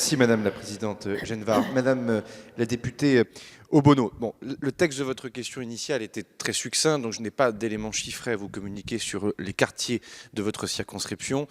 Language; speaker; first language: French; native; French